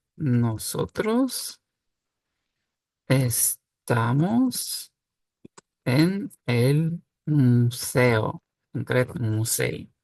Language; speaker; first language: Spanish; non-native, fluent; Ukrainian